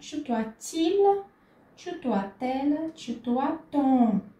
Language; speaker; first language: French; non-native, fluent; Portuguese